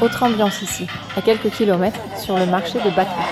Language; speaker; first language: French; native; French